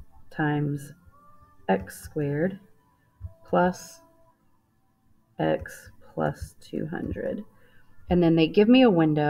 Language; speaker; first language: English; native; English